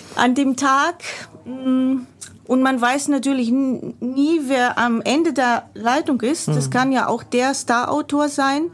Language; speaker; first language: German; non-native, fluent; Greek